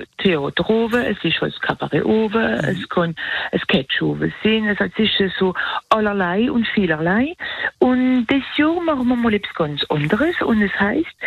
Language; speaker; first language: German; non-native, local second language; Swiss German